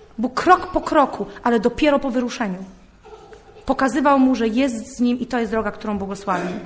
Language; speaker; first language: Polish; early bilingual, heritage; Polish